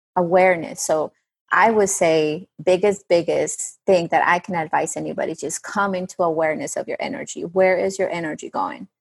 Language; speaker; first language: English; non-native, fluent; Spanish